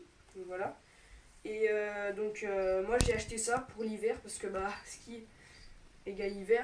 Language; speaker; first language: French; native; French